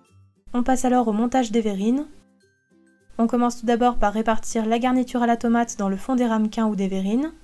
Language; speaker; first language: French; native; French